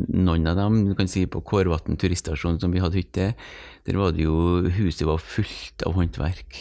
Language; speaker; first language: Norwegian; native; Norwegian